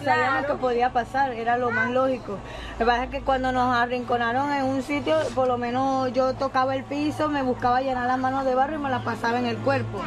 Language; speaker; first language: Spanish; native; Spanish